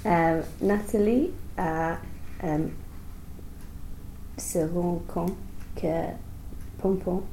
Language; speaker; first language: French; non-native, learner; English